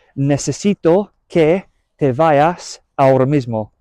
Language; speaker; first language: Spanish; non-native, learner; English